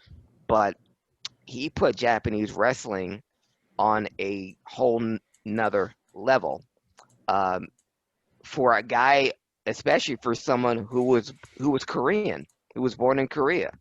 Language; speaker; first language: English; native; English